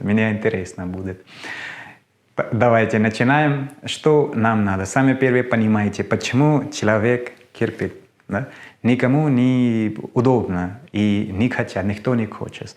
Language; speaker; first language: Russian; non-native, learner; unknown